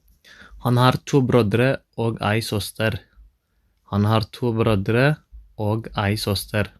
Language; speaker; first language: Norwegian; non-native, learner; Tigrinya